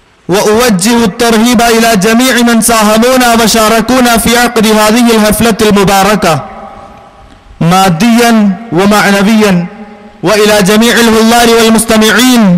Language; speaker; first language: Arabic; non-native, fluent; Malayalam